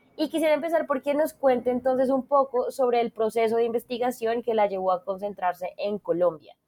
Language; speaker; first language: Spanish; native; Spanish